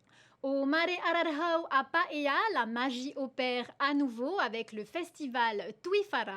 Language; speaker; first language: French; native; French